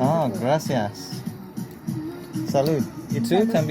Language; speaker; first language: Spanish; non-native, learner; English